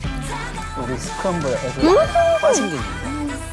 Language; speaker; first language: Korean; native; Korean